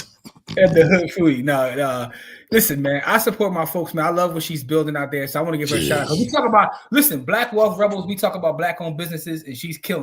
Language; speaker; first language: English; native; English